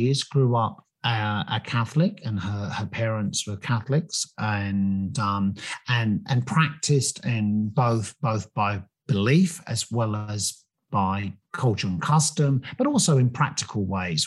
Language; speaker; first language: English; native; English